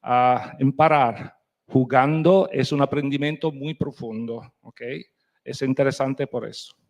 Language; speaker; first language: Spanish; non-native, fluent; Italian